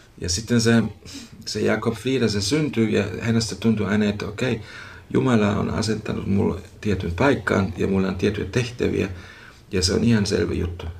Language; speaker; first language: Finnish; non-native, fluent; German